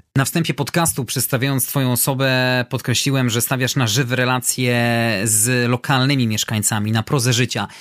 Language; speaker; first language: Polish; native; Polish